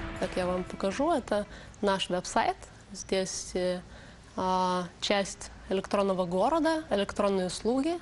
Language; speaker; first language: Russian; non-native, learner; Lithuanian